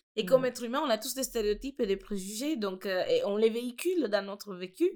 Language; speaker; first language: French; non-native, fluent; Gujarati